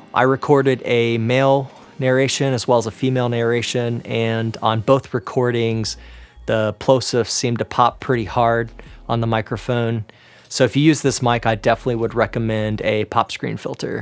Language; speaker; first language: English; native; English